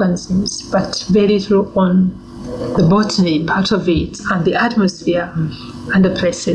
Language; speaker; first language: English; non-native, local second language; Kinyarwanda